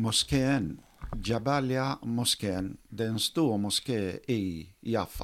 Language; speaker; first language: Swedish; non-native, fluent; Arabic